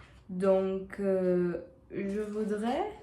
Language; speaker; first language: French; non-native, learner; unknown